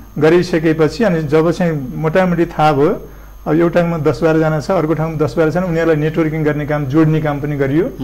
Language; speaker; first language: Nepali; native; Nepali